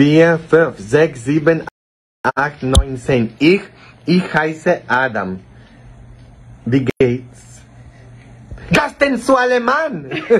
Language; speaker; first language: German; non-native, learner; Polish